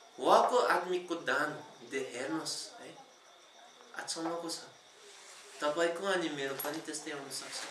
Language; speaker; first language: Nepali; non-native, fluent; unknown